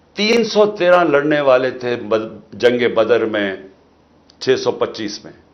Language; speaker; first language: Urdu; native; Urdu